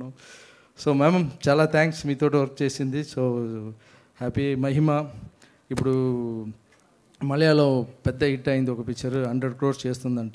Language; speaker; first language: Telugu; non-native, fluent; Tamil